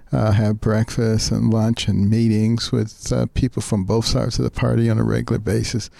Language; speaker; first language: English; native; English